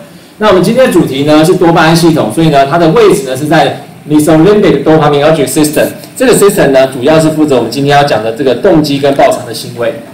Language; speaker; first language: Chinese; native; Chinese